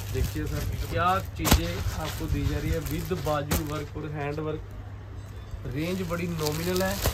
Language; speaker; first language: Hindi; non-native, local second language; Punjabi